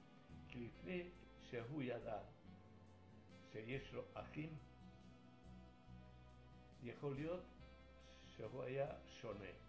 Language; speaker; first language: Hebrew; non-native, fluent; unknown